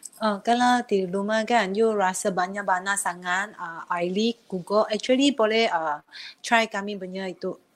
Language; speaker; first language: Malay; non-native, local second language; Chinese